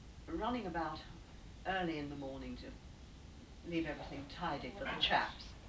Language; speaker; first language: English; native; English